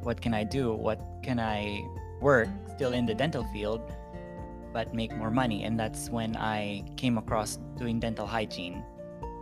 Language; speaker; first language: English; non-native, local second language; Filipino